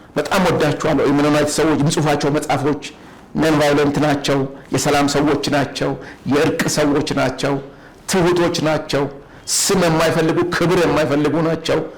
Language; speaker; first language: Amharic; non-native, local second language; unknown